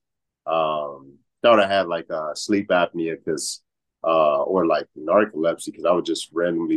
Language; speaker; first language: English; native; English